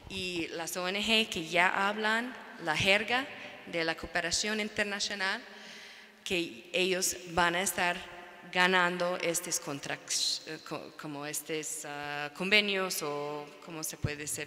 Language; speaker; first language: Spanish; non-native, fluent; English